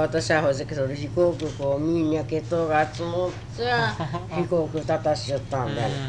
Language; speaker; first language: Japanese; native; Japanese